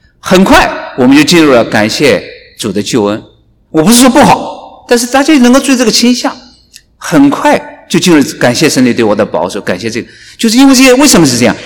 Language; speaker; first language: Chinese; native; Chinese